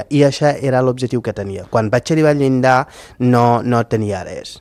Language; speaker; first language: Catalan; non-native, fluent; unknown